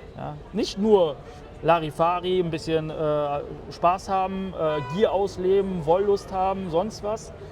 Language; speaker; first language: German; early bilingual, other home language; Polish